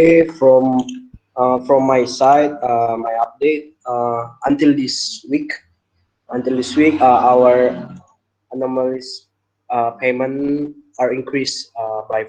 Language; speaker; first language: English; non-native, learner; Indonesian